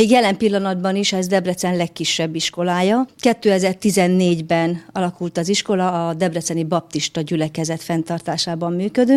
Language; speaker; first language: Hungarian; native; Hungarian